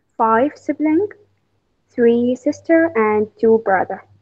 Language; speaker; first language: English; non-native, fluent; Arabic